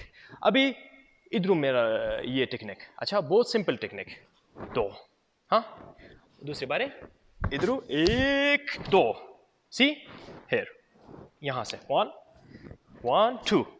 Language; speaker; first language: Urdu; non-native, learner; Arabic